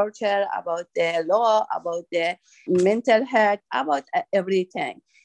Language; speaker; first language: English; non-native, learner; Persian